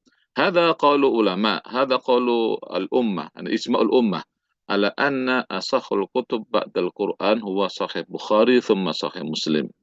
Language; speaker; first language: Arabic; non-native, fluent; Indonesian